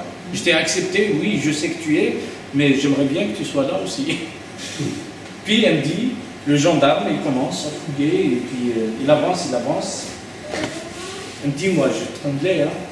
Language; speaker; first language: French; native; French